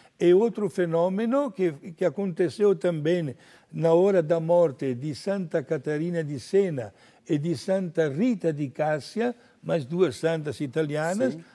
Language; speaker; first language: Portuguese; non-native, fluent; Italian